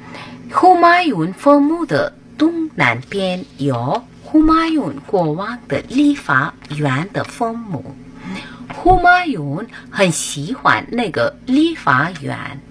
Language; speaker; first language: Chinese; non-native, fluent; Hindi